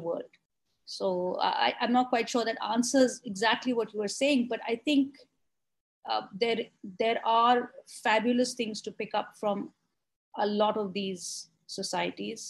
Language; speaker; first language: English; non-native, local second language; Hindi